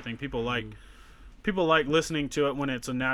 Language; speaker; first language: English; native; English